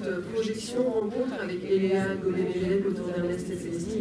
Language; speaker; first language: French; native; French